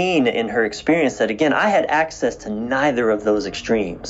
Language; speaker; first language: English; native; English